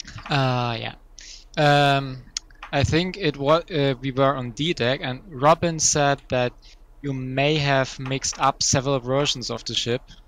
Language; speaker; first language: English; non-native, fluent; German